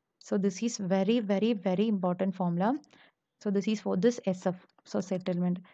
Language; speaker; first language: English; non-native, local second language; Malayalam